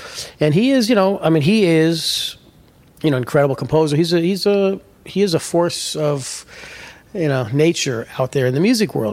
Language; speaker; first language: English; native; English